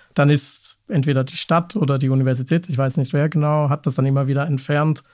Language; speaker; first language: German; native; German